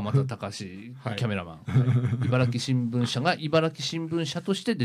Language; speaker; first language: Japanese; native; Japanese